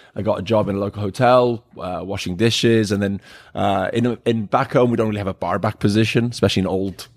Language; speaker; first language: English; native; English